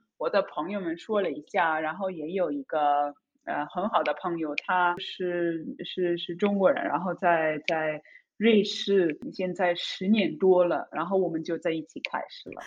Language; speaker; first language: Chinese; non-native, fluent; German